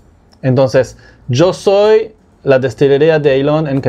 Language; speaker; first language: Spanish; non-native, fluent; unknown